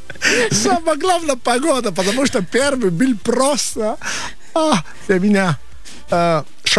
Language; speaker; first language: Russian; non-native, learner; Italian